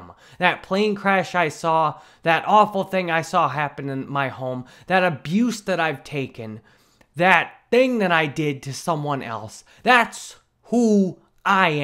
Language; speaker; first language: English; native; English